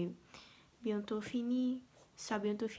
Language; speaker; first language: French; non-native, learner; Vietnamese